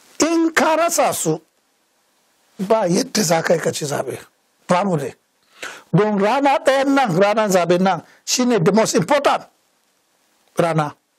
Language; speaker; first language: Hausa; non-native, local second language; Fula